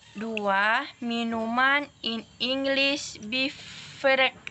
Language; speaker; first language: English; non-native, learner; Indonesian